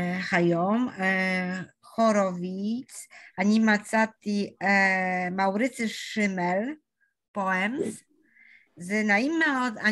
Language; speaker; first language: Hebrew; non-native, learner; Polish